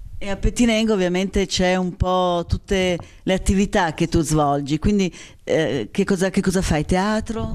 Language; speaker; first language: Italian; native; Italian